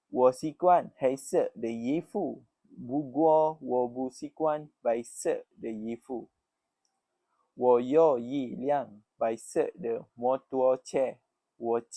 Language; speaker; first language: Chinese; non-native, learner; Malay